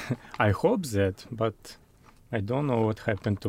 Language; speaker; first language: English; non-native, learner; Russian